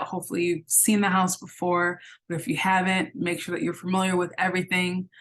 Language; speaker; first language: English; native; English